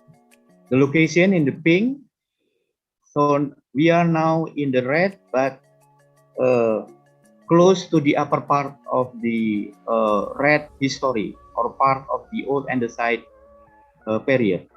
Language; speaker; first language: English; non-native, fluent; Indonesian